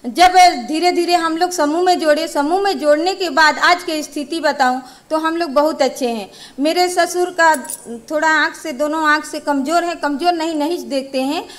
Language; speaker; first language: Hindi; native; Hindi